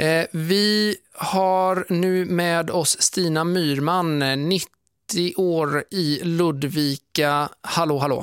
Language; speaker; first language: Swedish; native; Swedish